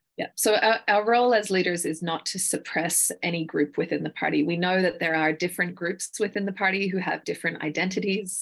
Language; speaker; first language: English; native; English